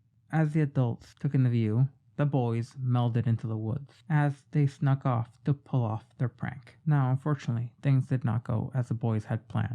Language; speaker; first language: English; native; English